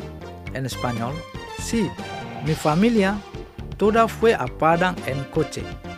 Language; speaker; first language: Spanish; non-native, fluent; Indonesian